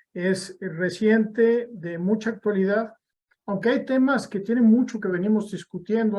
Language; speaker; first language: Spanish; native; Spanish